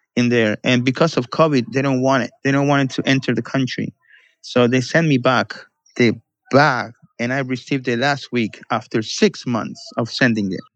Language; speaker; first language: English; non-native, fluent; Spanish